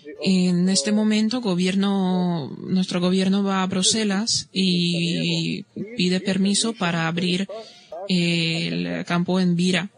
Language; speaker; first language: Spanish; non-native, fluent; Bosnian